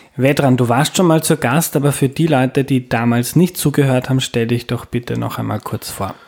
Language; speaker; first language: German; native; German